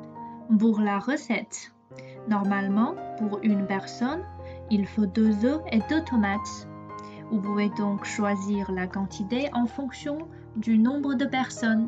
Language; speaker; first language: French; non-native, fluent; Chinese